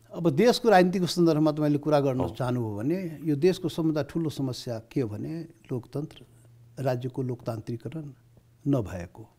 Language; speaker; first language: Nepali; non-native, local second language; Maithili